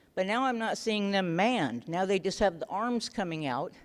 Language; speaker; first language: English; native; English